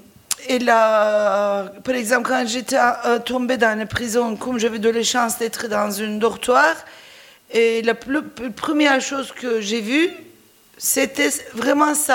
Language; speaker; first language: French; non-native, fluent; Turkish